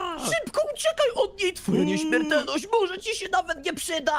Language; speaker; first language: Polish; native; Polish